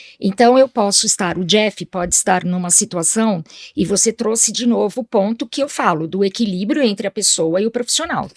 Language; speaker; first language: Portuguese; early bilingual, other home language; Spanish